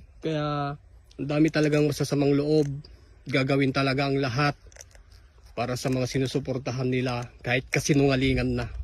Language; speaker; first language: Filipino; non-native, local second language; Iloko